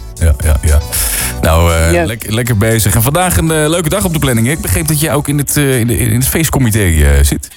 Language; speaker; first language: Dutch; native; Dutch